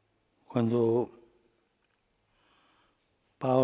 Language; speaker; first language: Italian; non-native, fluent; Spanish